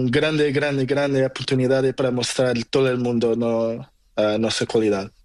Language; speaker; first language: Spanish; non-native, learner; Portuguese